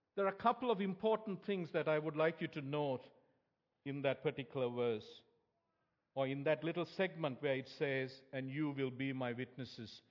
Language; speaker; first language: English; non-native, local second language; Tamil